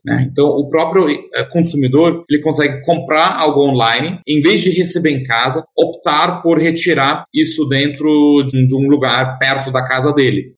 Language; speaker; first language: Portuguese; non-native, fluent; German